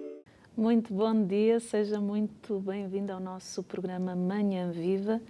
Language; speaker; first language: Portuguese; native; Portuguese